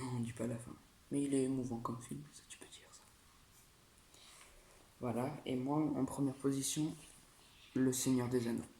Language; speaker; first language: French; native; French